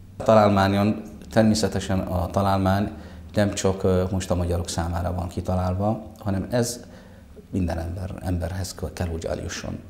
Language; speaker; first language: Hungarian; non-native, fluent; Arabic